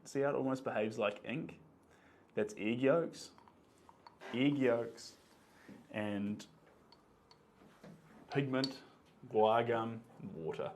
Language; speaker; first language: English; native; English